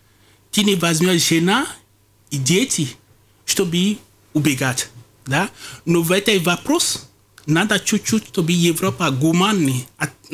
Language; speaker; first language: Russian; non-native, fluent; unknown